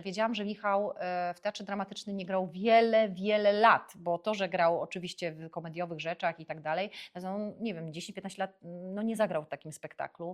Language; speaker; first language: Polish; native; Polish